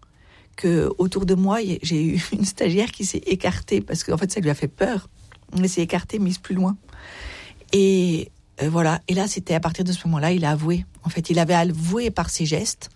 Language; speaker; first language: French; native; French